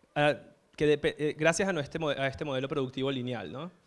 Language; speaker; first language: Spanish; native; Spanish